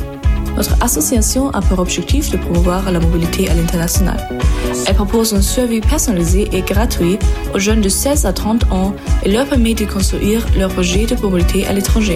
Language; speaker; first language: French; non-native, fluent; German